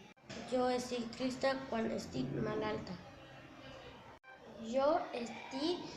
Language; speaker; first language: Catalan; non-native, learner; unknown